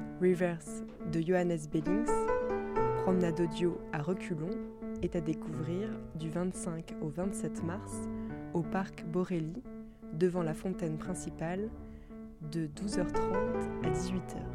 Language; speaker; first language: French; native; French